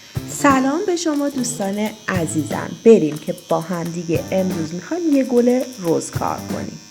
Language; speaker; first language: Persian; native; Persian